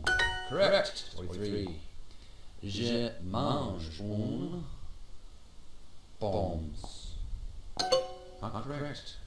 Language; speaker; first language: French; non-native, learner; English